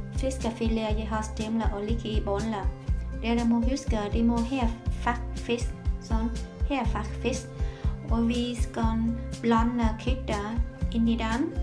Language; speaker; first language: Norwegian; non-native, learner; Vietnamese